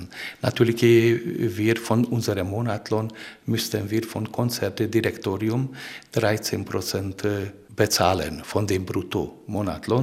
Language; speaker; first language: German; non-native, fluent; Hungarian